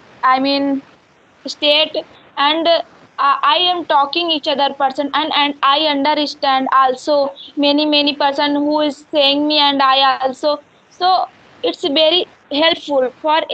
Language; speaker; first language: English; non-native, learner; Hindi